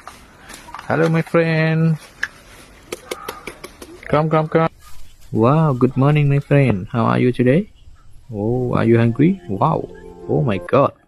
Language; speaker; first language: English; non-native, learner; Bangla